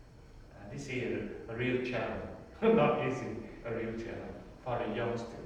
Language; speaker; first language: English; non-native, learner; Vietnamese